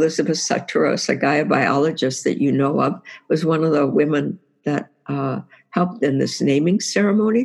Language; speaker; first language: English; native; English